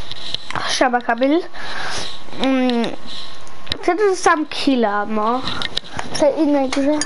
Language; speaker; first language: Polish; early bilingual, heritage; Polish